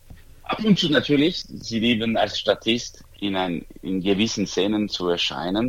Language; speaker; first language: German; non-native, local second language; French